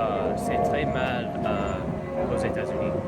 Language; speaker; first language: French; non-native, learner; English